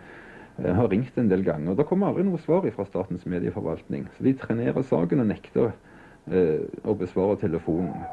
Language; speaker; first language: Norwegian; native; Norwegian